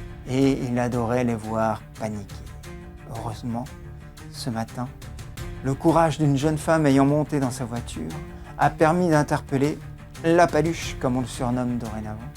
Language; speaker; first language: French; native; French